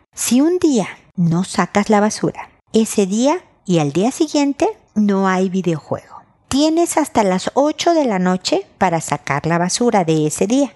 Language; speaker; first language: Spanish; native; Spanish